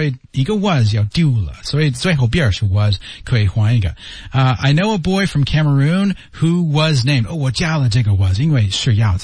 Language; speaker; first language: Chinese; non-native, learner; English